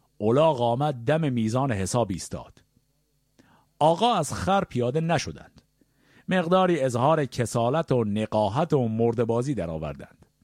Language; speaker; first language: Persian; native; Persian